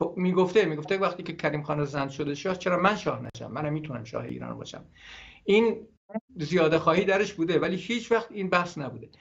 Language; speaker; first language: Persian; non-native, local second language; Gurani